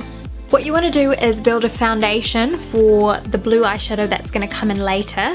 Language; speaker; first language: English; early bilingual, other home language; Sinhala